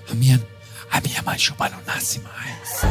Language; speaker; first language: Portuguese; native; Portuguese